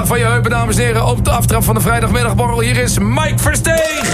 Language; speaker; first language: Dutch; native; Dutch